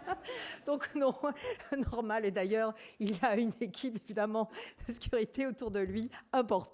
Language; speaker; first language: French; native; French